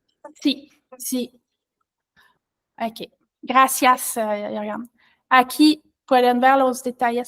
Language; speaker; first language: Spanish; non-native, learner; French